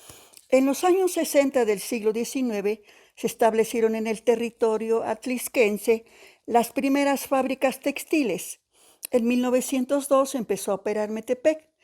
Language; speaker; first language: Spanish; native; Spanish